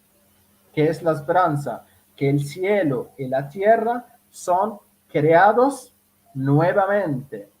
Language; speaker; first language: Spanish; non-native, fluent; Arabic